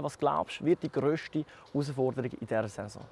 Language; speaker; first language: German; native; German